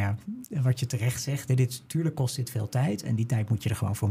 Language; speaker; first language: Dutch; native; Dutch